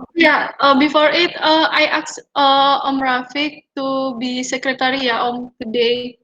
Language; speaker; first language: English; non-native, learner; Indonesian